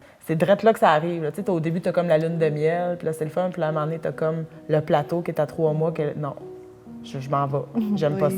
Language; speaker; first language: French; native; French